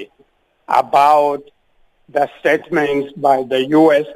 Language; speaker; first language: English; non-native, local second language; Luo (Kenya and Tanzania)